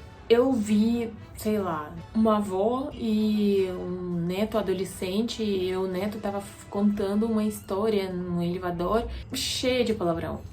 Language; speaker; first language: Portuguese; non-native, fluent; Russian